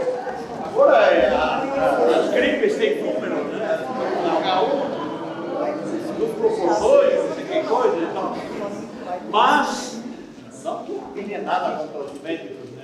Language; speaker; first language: Portuguese; non-native, fluent; Spanish